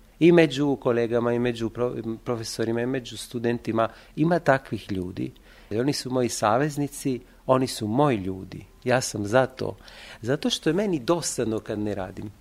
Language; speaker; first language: Serbian; non-native, fluent; Italian